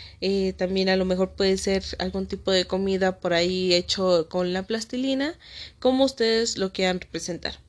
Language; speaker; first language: Spanish; native; Spanish